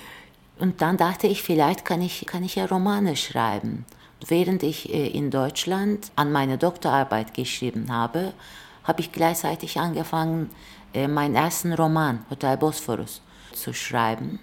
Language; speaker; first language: German; non-native, fluent; Turkish